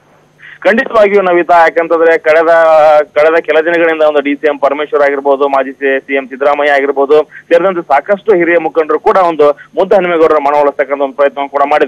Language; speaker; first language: Kannada; native; Kannada